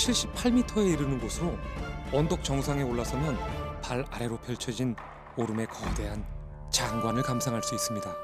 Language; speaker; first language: Korean; native; Korean